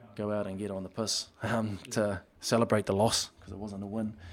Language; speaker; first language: English; native; English